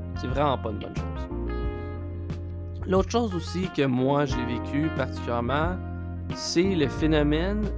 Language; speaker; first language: French; native; French